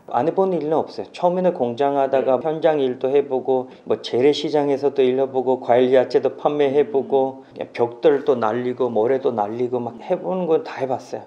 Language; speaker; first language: Korean; non-native, fluent; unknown